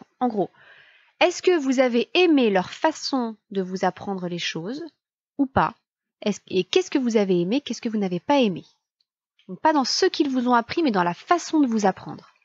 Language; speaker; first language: French; native; French